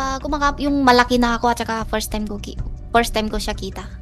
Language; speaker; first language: Filipino; non-native, learner; Chinese